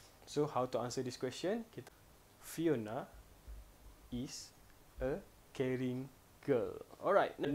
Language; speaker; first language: English; non-native, local second language; Malay